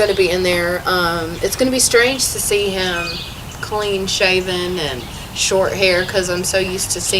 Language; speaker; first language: English; native; English